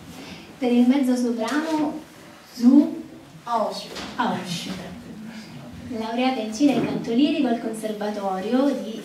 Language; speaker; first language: Italian; native; Italian